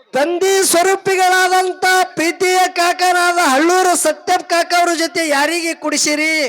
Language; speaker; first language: Kannada; native; Kannada